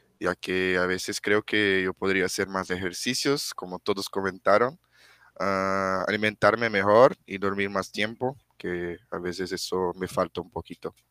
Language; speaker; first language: Spanish; non-native, fluent; Portuguese